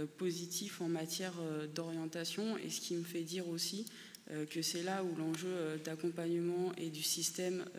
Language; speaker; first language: French; native; French